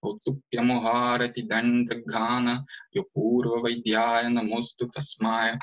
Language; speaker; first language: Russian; native; Russian